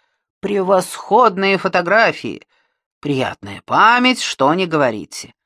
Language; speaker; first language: Russian; native; Russian